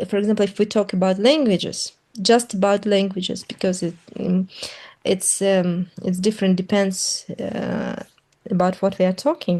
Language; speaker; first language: English; non-native, fluent; Russian